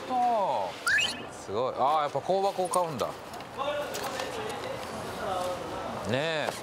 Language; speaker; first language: Japanese; native; Japanese